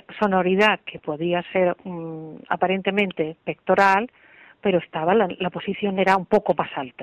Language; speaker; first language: Spanish; native; Spanish